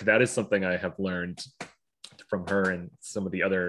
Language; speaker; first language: English; native; English